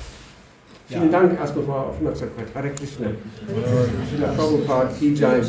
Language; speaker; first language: German; native; German